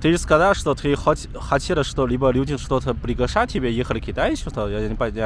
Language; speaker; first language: Russian; non-native, learner; Chinese